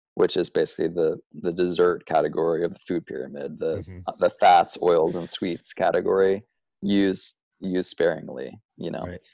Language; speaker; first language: English; native; English